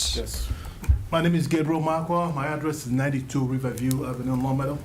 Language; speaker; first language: English; early bilingual, other home language; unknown